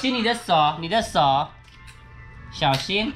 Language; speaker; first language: Chinese; non-native, learner; Filipino